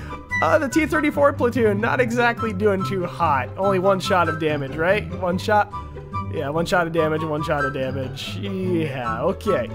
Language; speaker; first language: English; native; English